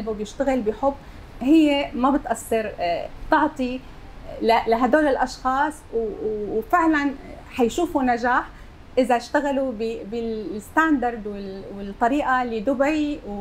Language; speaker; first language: Arabic; native; Arabic